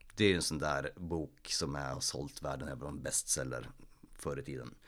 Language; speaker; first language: Swedish; early bilingual, other home language; Polish